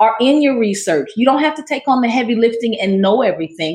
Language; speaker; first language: English; native; English